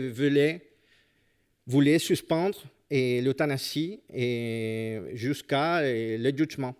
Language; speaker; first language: French; non-native, fluent; Spanish